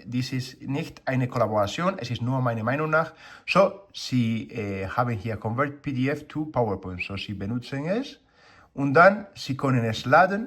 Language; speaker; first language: German; non-native, learner; Spanish